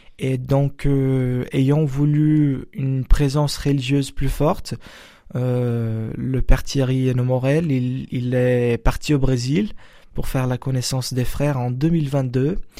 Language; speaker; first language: French; non-native, fluent; Portuguese